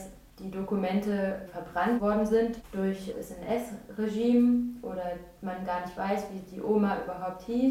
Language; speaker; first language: German; native; German